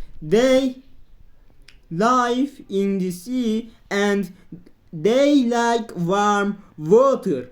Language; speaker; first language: English; non-native, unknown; Turkish